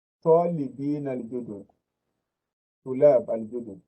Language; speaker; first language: Arabic; non-native, fluent; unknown